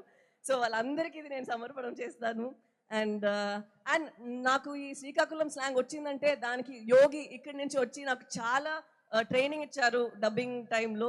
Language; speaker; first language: Telugu; non-native, fluent; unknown